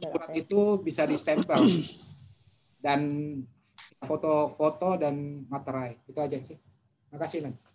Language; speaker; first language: Indonesian; native; Indonesian